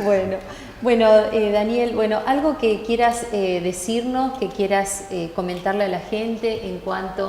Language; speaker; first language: Spanish; native; Spanish